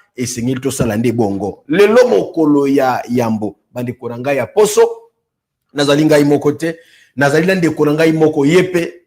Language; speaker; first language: Lingala; non-native, local second language; Kongo